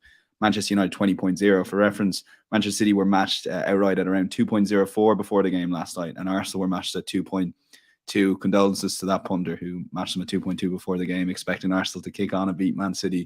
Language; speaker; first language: English; native; English